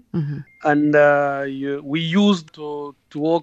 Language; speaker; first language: English; non-native, local second language; Kinyarwanda